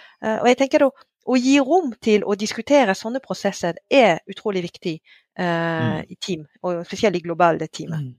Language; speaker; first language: Norwegian; non-native, fluent; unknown